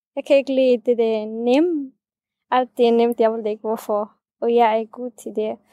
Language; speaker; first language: Danish; non-native, fluent; Kurdish